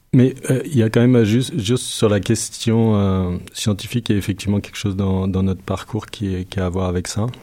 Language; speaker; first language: French; native; French